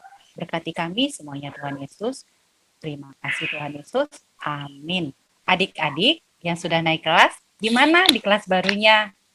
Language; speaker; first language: Indonesian; native; Indonesian